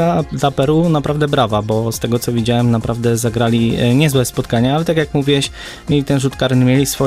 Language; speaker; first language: Polish; native; Polish